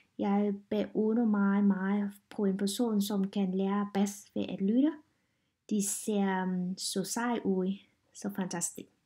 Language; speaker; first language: Danish; non-native, learner; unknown